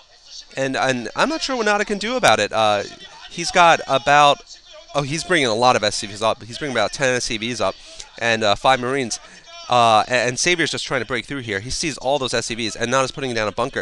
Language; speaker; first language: English; native; English